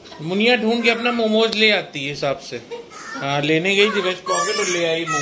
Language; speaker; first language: Hindi; native; Hindi